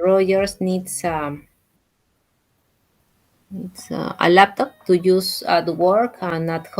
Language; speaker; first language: English; non-native, learner; Spanish